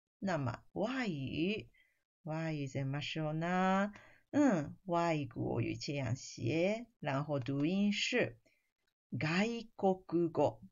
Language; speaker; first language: Chinese; non-native, fluent; Japanese